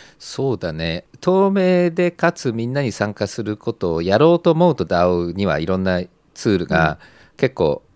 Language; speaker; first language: Japanese; native; Japanese